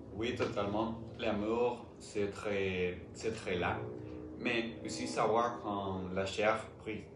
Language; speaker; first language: French; non-native, learner; Spanish